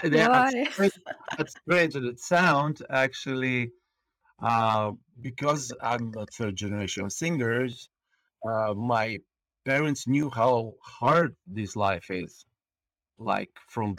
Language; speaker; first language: English; non-native, fluent; Bulgarian